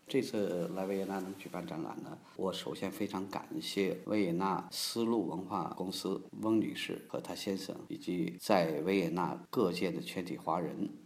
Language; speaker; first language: Chinese; native; Chinese